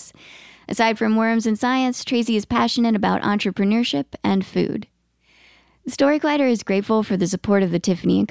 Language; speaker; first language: English; native; English